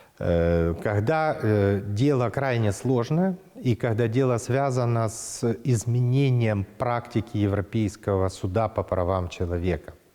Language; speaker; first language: Russian; native; Russian